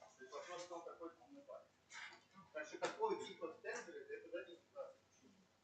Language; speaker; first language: Russian; native; Russian